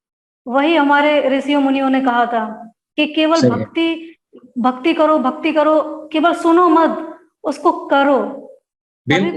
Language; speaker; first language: Hindi; native; Hindi